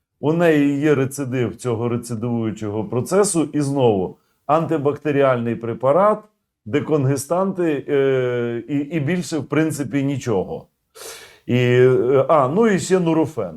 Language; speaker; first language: Ukrainian; native; Ukrainian